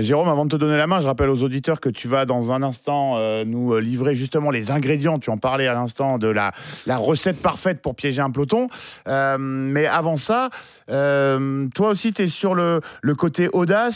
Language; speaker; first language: French; native; French